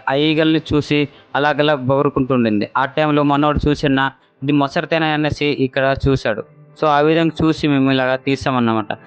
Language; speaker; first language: Telugu; non-native, local second language; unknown